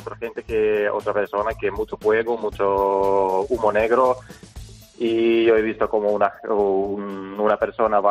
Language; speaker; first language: Spanish; non-native, learner; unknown